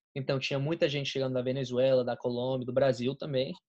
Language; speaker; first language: Portuguese; non-native, fluent; English